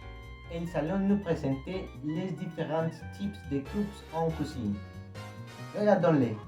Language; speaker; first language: French; non-native, learner; Spanish